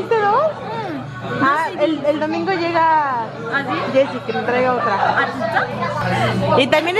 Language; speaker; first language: Spanish; native; Spanish